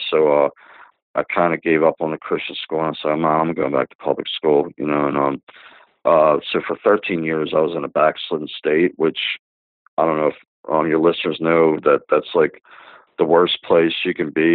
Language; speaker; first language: English; native; English